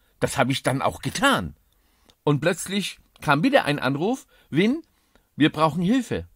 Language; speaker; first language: German; native; German